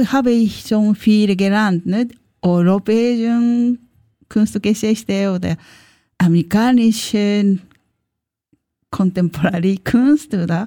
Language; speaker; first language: German; non-native, learner; Japanese